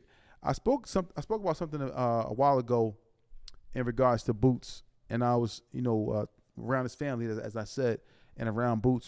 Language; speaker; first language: English; native; English